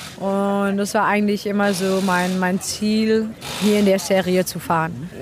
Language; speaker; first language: German; non-native, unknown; Czech